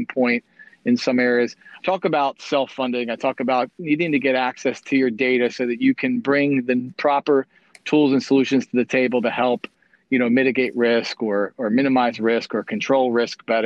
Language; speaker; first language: English; native; English